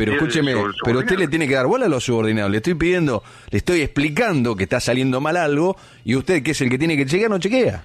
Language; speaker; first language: Spanish; native; Spanish